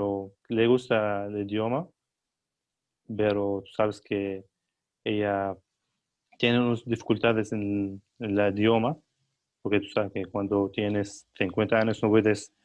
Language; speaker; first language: Spanish; non-native, learner; Arabic